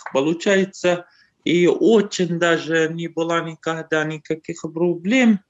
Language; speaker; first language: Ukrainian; non-native, learner; Arabic